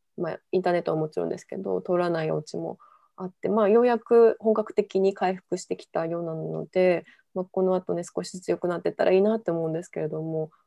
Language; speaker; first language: Japanese; native; Japanese